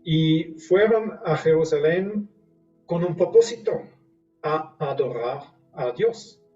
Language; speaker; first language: Spanish; non-native, fluent; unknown